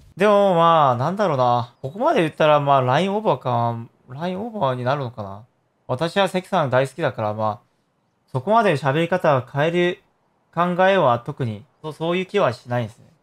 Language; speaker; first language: Japanese; non-native, fluent; Korean